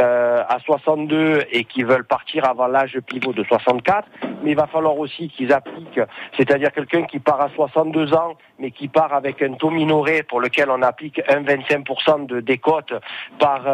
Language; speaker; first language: French; native; French